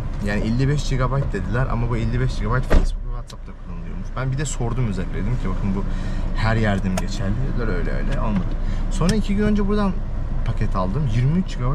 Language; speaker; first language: Turkish; native; Turkish